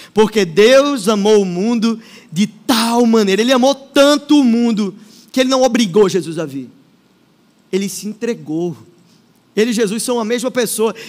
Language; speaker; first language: Portuguese; native; Portuguese